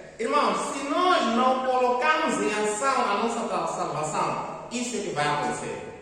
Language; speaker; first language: Portuguese; non-native, local second language; Tsonga